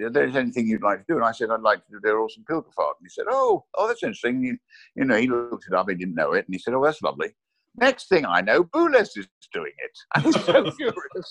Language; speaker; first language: English; native; English